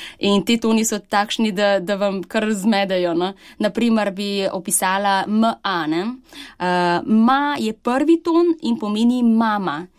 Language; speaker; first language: Slovenian; early bilingual, other home language; Chinese